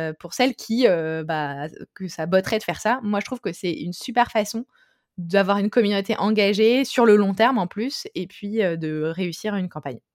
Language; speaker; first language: French; native; French